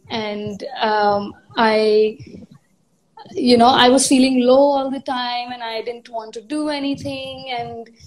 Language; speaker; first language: English; non-native, local second language; Hindi